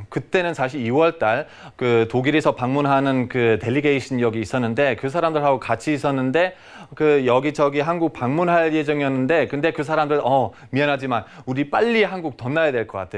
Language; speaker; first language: Korean; non-native, fluent; German